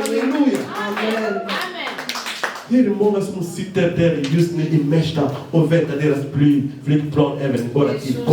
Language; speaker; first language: Swedish; non-native, fluent; Lingala